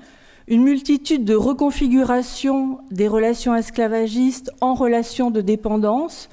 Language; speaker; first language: French; native; French